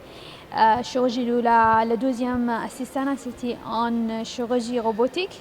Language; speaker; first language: French; non-native, fluent; Arabic